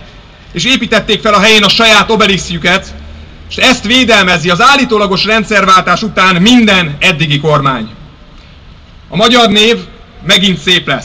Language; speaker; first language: Hungarian; native; Hungarian